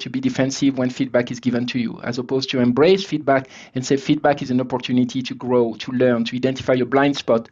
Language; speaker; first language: English; non-native, fluent; French